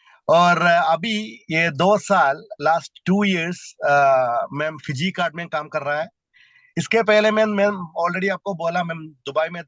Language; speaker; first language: Hindi; non-native, local second language; Malayalam